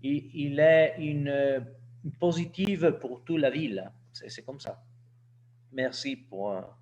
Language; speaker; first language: French; non-native, learner; Italian